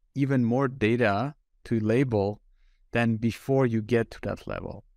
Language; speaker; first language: English; non-native, fluent; Armenian